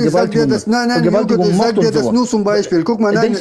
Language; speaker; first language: German; non-native, fluent; Arabic